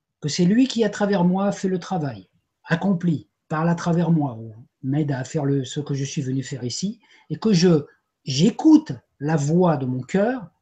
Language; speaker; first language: French; native; French